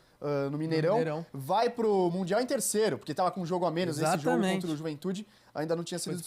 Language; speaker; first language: Portuguese; native; Portuguese